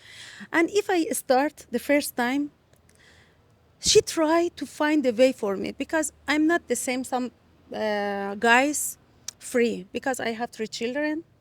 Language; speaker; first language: English; non-native, learner; Persian